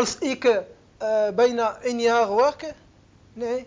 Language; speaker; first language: Dutch; non-native, learner; Arabic